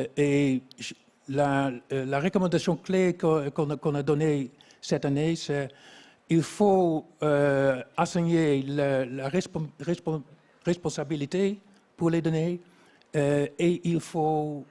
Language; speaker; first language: French; non-native, fluent; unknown